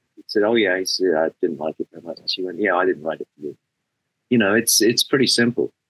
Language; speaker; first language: English; native; English